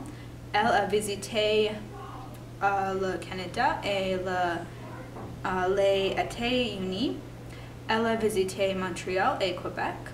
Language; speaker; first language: French; non-native, learner; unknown